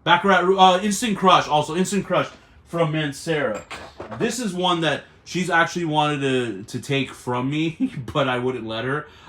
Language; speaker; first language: English; native; English